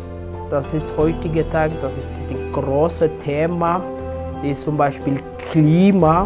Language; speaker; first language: German; non-native, fluent; Somali